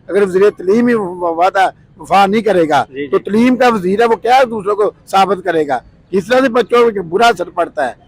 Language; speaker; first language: Urdu; non-native, local second language; Punjabi